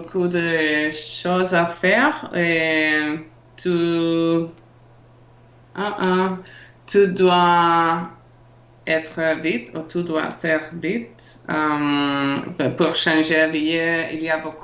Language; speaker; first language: French; non-native, learner; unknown